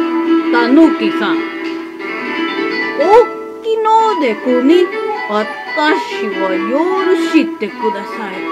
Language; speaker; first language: Japanese; non-native, learner; English